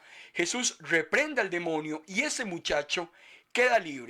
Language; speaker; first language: Spanish; native; Spanish